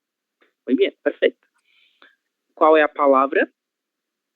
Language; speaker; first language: Spanish; non-native, learner; Portuguese